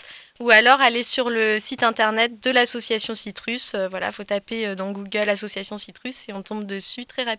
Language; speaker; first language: French; native; French